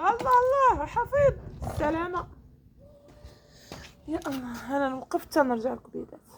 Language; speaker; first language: Arabic; native; Arabic